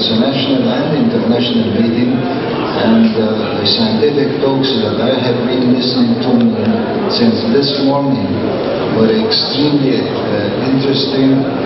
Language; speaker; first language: English; non-native, fluent; Arabic